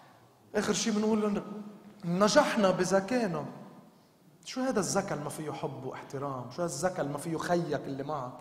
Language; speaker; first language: Arabic; native; Arabic